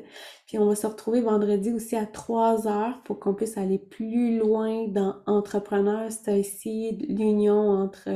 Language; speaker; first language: French; native; French